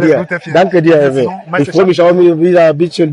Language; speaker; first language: German; non-native, fluent; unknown